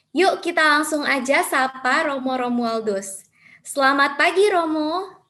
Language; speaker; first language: Indonesian; native; Indonesian